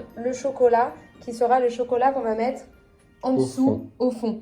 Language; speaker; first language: French; native; French